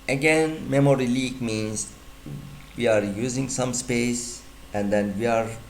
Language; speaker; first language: English; non-native, fluent; Turkish